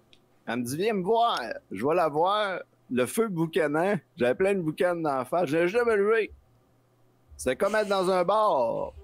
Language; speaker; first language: French; native; French